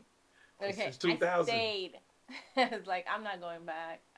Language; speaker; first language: English; native; English